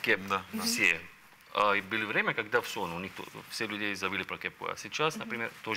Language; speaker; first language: Russian; non-native, learner; Arabic